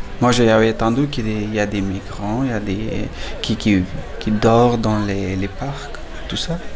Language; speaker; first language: French; non-native, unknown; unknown